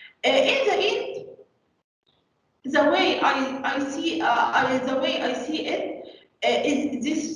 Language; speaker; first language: English; non-native, learner; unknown